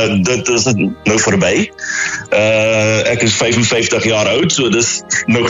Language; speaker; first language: Dutch; non-native, learner; Afrikaans